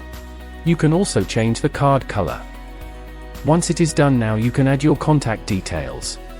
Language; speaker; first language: English; non-native, local second language; Hindi